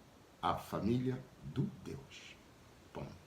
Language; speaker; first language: Portuguese; non-native, learner; Lingala